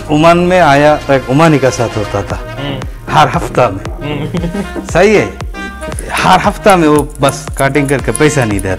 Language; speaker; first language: Hindi; non-native, learner; Bangla